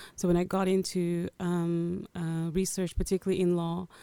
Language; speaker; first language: English; early bilingual, other home language; Portuguese